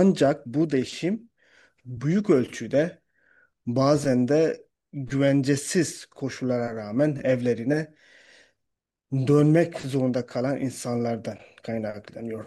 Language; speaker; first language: Turkish; non-native, fluent; Urdu